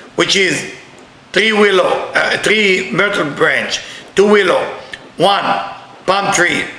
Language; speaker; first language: English; non-native, learner; Hebrew